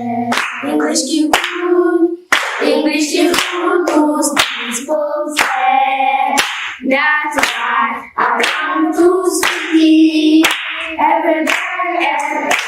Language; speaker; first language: English; non-native, learner; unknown